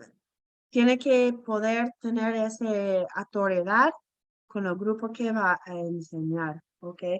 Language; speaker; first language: Spanish; non-native, fluent; English